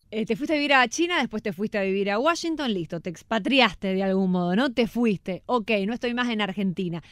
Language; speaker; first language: Spanish; native; Spanish